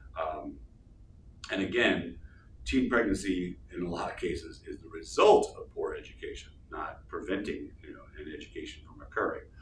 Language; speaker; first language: English; native; English